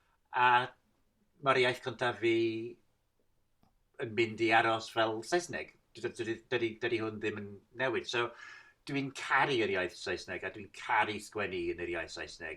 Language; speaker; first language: Welsh; non-native, fluent; English